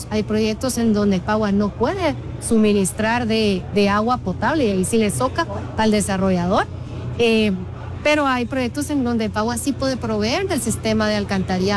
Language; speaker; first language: Spanish; native; Spanish